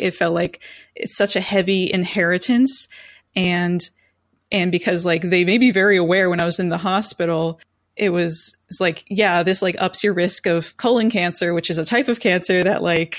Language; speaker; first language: English; native; English